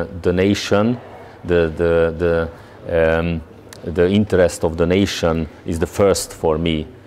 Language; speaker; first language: English; non-native, learner; Hungarian